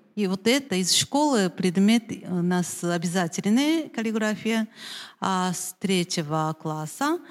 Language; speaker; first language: Russian; non-native, fluent; Japanese